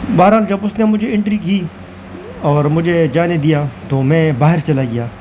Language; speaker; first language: Urdu; non-native, local second language; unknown